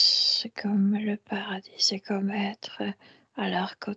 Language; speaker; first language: French; non-native, fluent; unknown